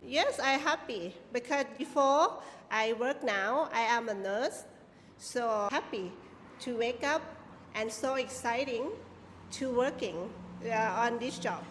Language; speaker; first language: English; non-native, learner; Thai